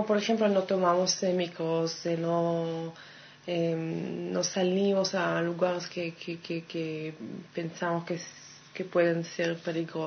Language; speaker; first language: Spanish; non-native, fluent; Hebrew